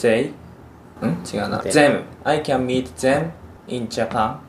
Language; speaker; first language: English; non-native, learner; Japanese